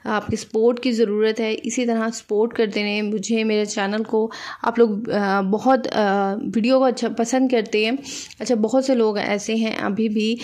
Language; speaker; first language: Urdu; native; Urdu